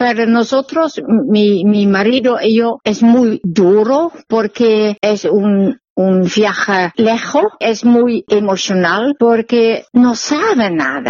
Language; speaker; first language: Spanish; non-native, learner; Dutch